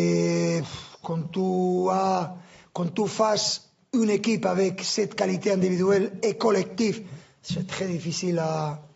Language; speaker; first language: French; non-native, fluent; Spanish